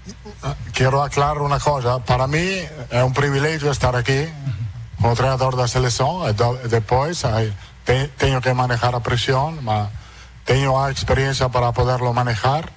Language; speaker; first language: Portuguese; non-native, fluent; Italian